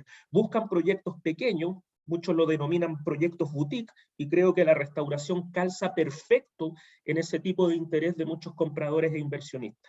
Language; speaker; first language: Spanish; native; Spanish